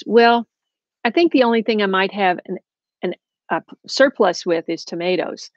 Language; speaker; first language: English; native; English